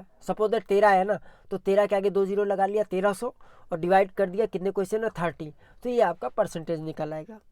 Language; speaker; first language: Hindi; native; Hindi